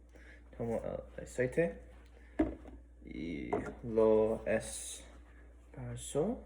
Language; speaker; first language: Spanish; non-native, learner; English